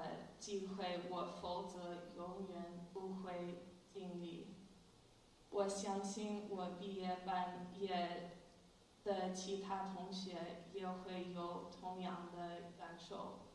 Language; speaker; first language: Chinese; non-native, fluent; English